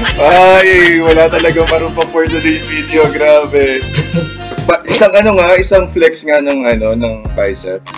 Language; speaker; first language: Filipino; native; Filipino